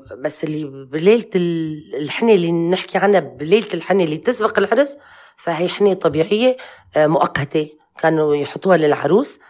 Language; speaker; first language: Arabic; non-native, local second language; Kurdish